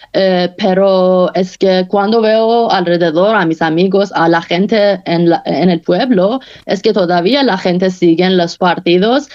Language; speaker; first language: Spanish; non-native, fluent; Persian